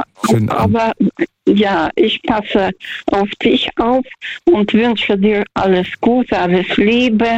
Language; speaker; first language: German; non-native, fluent; Russian